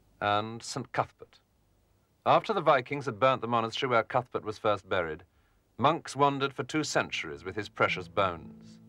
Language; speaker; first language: English; native; English